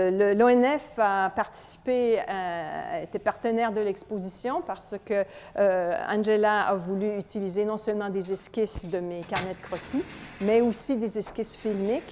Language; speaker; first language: French; native; French